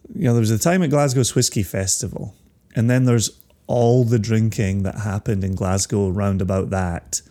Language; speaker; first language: English; native; English